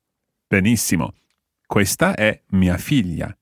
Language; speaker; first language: Italian; non-native, fluent; English